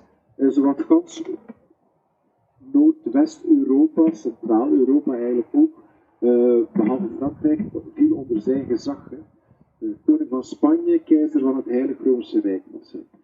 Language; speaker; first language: Dutch; native; Dutch